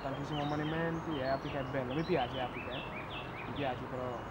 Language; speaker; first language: Italian; non-native, learner; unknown